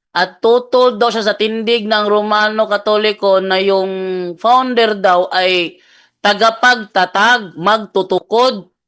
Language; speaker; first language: Filipino; non-native, local second language; Cebuano